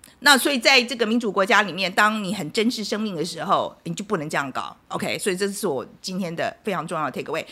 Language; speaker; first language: Chinese; native; Chinese